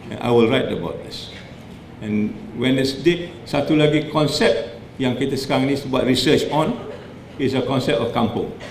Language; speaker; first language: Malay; native; Malay